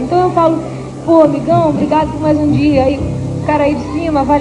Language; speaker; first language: Portuguese; native; Portuguese